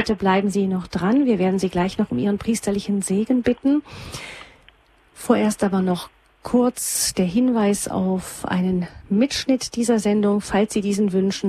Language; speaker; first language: German; native; German